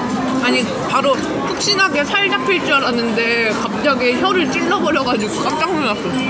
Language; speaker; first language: Korean; native; Korean